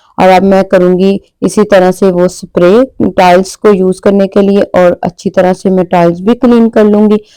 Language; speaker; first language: Urdu; non-native, local second language; Punjabi